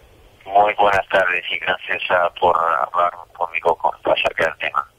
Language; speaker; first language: Spanish; non-native, fluent; English